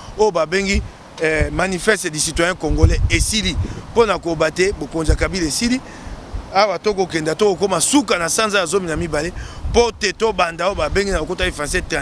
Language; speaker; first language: Lingala; non-native, local second language; Luba-Lulua